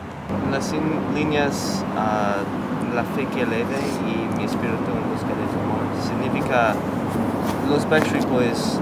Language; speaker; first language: Spanish; non-native, learner; English